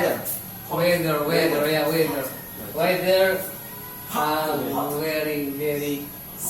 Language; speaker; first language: English; non-native, learner; Indonesian